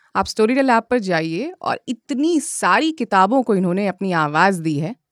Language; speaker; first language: Hindi; native; Hindi